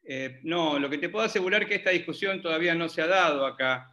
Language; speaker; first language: Spanish; native; Spanish